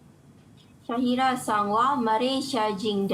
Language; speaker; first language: Japanese; non-native, learner; Malay